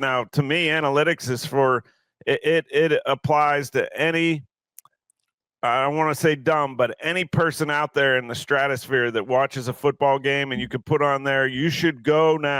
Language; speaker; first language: English; native; English